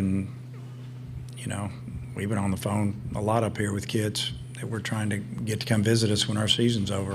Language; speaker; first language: English; native; English